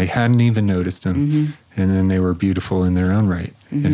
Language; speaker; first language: English; native; English